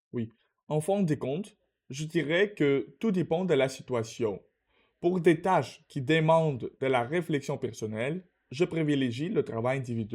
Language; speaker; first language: French; non-native, learner; Russian